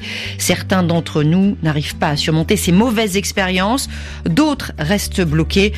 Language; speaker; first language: French; native; French